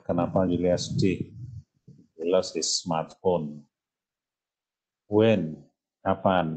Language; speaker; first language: English; non-native, fluent; Indonesian